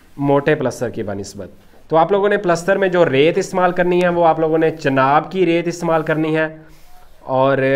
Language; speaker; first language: Urdu; non-native, local second language; Punjabi